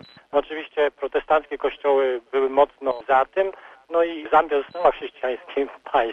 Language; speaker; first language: Polish; native; Polish